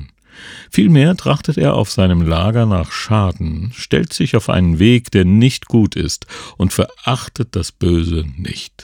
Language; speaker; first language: German; native; German